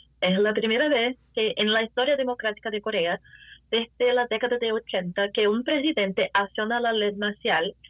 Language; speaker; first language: Spanish; non-native, fluent; Portuguese